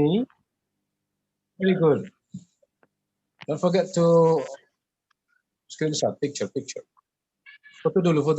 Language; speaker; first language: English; non-native, learner; Indonesian